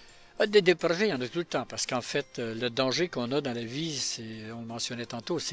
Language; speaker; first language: French; native; French